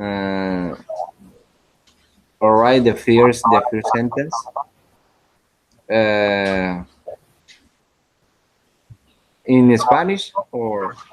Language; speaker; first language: English; non-native, learner; Spanish